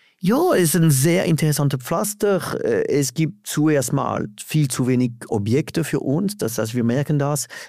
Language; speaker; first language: German; non-native, fluent; French